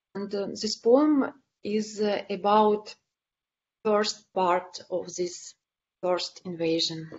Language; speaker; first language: English; non-native, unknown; Ukrainian